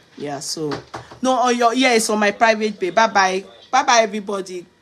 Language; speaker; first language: English; non-native, local second language; Yoruba